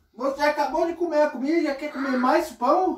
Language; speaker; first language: Portuguese; native; Portuguese